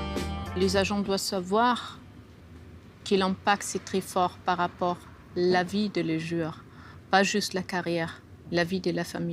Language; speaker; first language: French; non-native, fluent; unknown